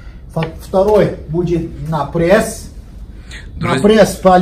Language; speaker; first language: Russian; non-native, learner; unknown